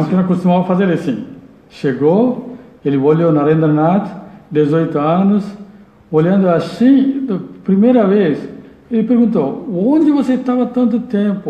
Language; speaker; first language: Portuguese; non-native, learner; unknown